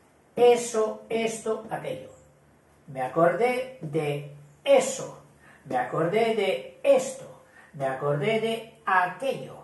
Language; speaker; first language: Spanish; native; Spanish